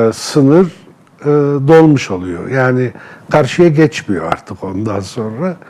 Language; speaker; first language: Turkish; non-native, local second language; Arabic